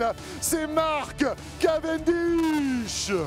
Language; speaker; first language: French; native; French